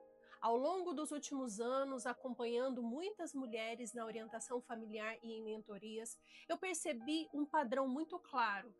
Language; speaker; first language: Portuguese; native; Portuguese